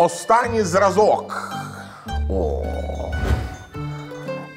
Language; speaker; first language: Ukrainian; non-native, learner; Italian